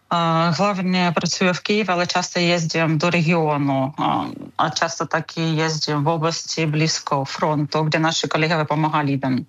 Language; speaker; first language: Czech; non-native, fluent; Ukrainian